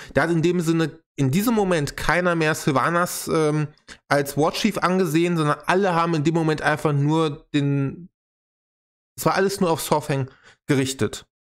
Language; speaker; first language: German; native; German